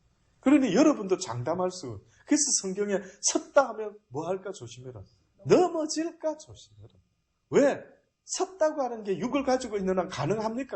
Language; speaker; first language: Korean; native; Korean